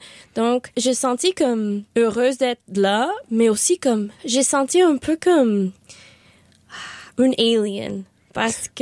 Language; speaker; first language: French; non-native, learner; Spanish